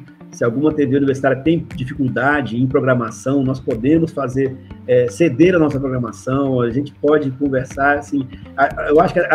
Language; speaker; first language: Portuguese; native; Portuguese